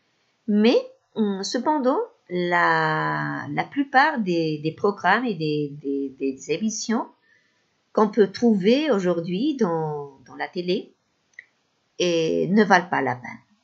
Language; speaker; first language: French; non-native, fluent; Spanish